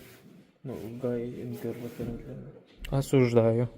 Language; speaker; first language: Russian; non-native, fluent; Uzbek